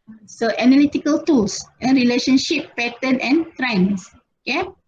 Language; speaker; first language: English; non-native, local second language; Malay